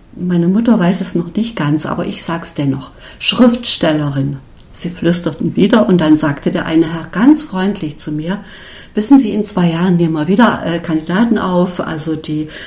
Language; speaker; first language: German; non-native, local second language; Upper Sorbian